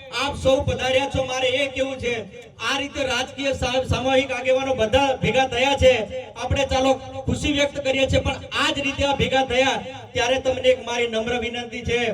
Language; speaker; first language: Gujarati; non-native, local second language; Rathawi